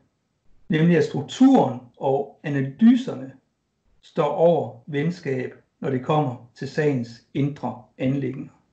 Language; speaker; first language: Danish; native; Danish